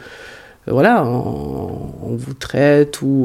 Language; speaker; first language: French; early bilingual, other home language; Hungarian